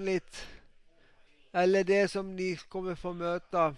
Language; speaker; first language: Swedish; non-native, local second language; Finnish